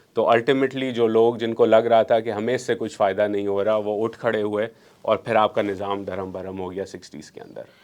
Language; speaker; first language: Urdu; non-native, local second language; Memoni